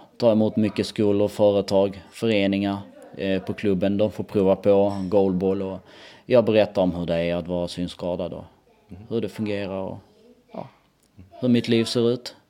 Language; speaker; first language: Swedish; early bilingual, other home language; Albanian